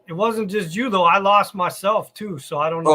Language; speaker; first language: English; native; English